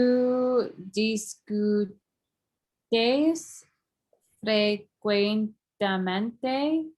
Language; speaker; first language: Spanish; non-native, learner; English